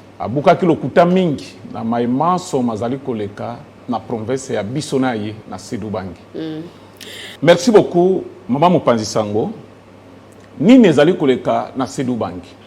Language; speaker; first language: Lingala; native; Lingala